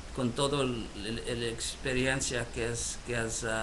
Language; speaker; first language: Spanish; early bilingual, heritage; Spanish